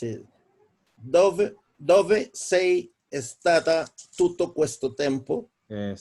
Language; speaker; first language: Italian; non-native, learner; Spanish